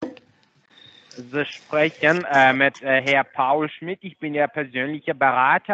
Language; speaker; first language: German; non-native, fluent; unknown